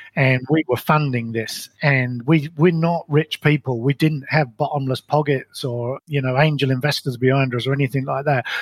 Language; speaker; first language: English; native; English